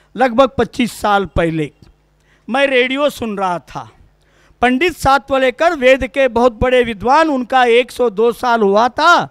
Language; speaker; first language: Hindi; non-native, local second language; Kannada